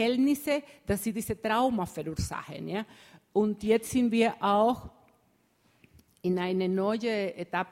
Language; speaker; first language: German; non-native, fluent; Spanish